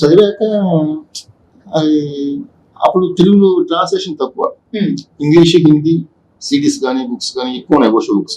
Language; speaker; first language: Telugu; native; Telugu